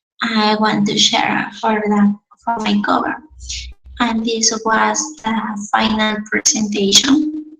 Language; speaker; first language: English; non-native, learner; Spanish